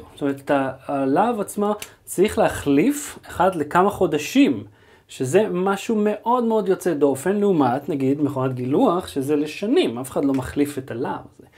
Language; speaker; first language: Hebrew; native; Hebrew